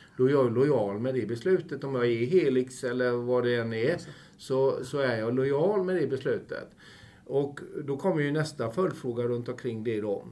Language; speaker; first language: Swedish; native; Swedish